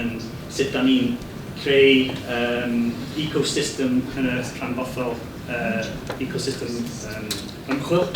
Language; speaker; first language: Welsh; non-native, learner; English